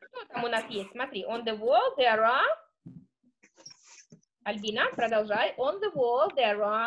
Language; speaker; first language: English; non-native, fluent; Russian